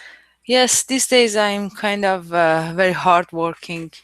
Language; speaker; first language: English; non-native, learner; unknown